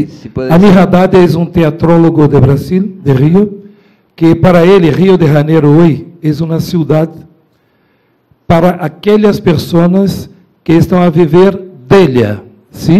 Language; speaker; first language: Spanish; non-native, fluent; Portuguese